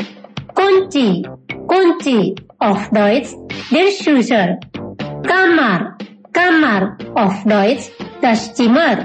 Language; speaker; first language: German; non-native, learner; Indonesian